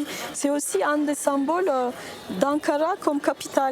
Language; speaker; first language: French; non-native, fluent; Turkish